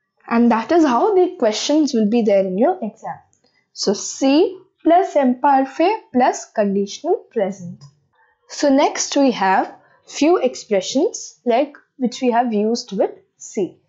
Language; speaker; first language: English; non-native, local second language; Hindi